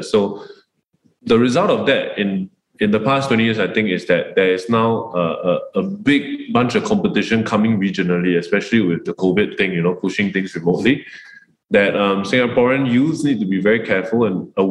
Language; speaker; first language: English; non-native, local second language; Chinese